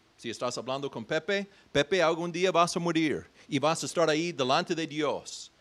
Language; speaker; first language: Spanish; non-native, fluent; English